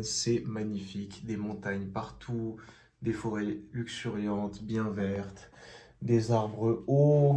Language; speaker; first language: French; native; French